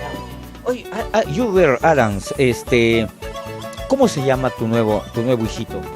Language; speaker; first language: Spanish; native; Spanish